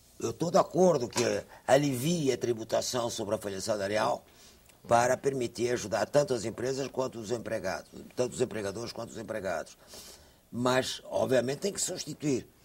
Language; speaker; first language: Portuguese; native; Portuguese